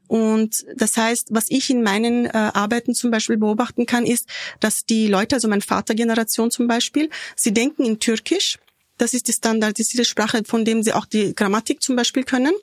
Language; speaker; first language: German; early bilingual, other home language; Turkish